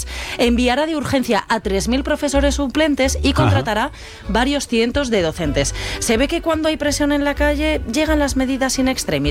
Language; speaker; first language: Spanish; native; Spanish